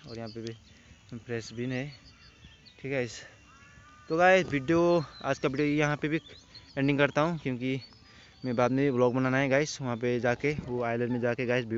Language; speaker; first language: Hindi; non-native, local second language; Assamese